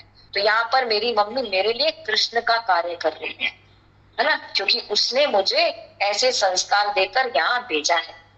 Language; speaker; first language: Hindi; native; Hindi